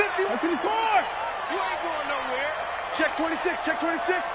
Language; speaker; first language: English; native; English